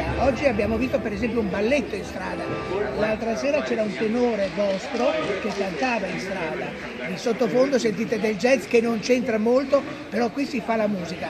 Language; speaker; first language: Italian; native; Italian